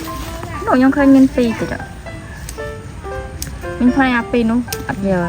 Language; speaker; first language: Khmer; native; Khmer